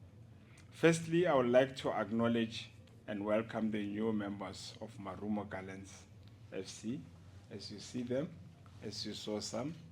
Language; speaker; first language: English; non-native, local second language; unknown